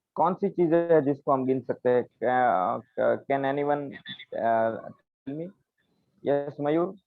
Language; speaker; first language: Hindi; non-native, local second language; Gujarati